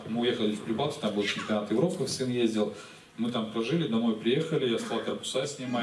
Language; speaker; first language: Russian; native; Russian